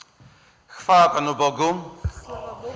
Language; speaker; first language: Polish; native; Polish